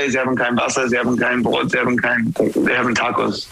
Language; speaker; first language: German; non-native, learner; English